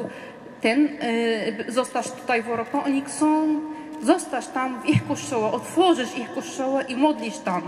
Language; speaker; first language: Polish; non-native, learner; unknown